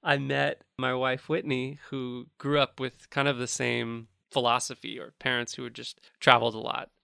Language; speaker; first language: English; native; English